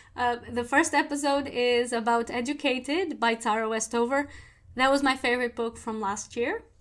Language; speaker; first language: English; non-native, fluent; Portuguese